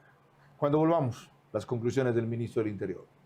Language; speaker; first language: Spanish; native; Spanish